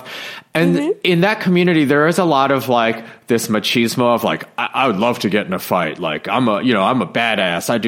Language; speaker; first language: English; native; English